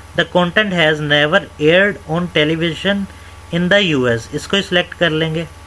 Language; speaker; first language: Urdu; non-native, local second language; Punjabi